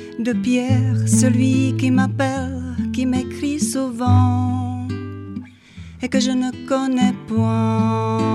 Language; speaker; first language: French; non-native, fluent; Czech